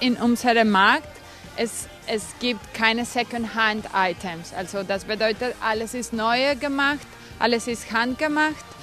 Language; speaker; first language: German; non-native, fluent; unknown